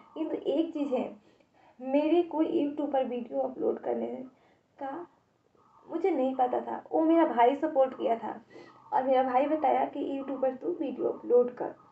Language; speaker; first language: Hindi; native; Hindi